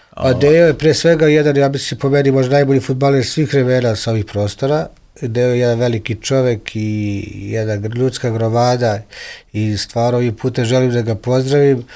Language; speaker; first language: Serbian; native; Serbian